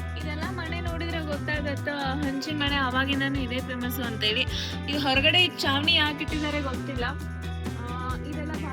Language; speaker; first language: Kannada; native; Kannada